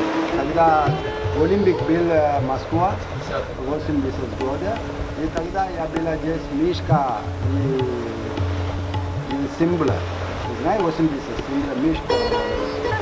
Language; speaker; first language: Russian; non-native, learner; Tamil